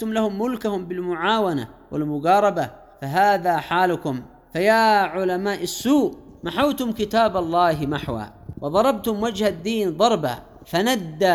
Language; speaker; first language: Arabic; native; Arabic